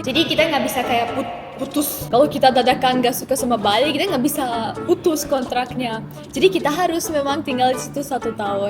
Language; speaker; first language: Indonesian; non-native, fluent; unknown